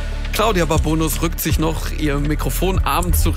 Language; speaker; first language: German; native; German